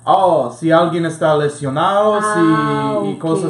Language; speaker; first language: Spanish; non-native, fluent; English